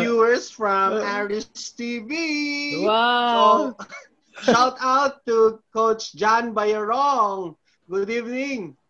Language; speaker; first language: English; non-native, local second language; Filipino